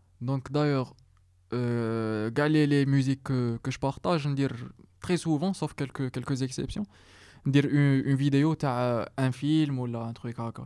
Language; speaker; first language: French; non-native, local second language; Arabic